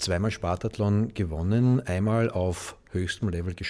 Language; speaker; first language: German; native; German